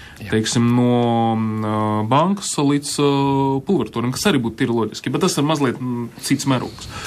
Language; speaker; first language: Latvian; non-native, local second language; Russian